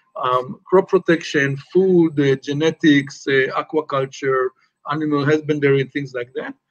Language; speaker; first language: English; non-native, fluent; Hebrew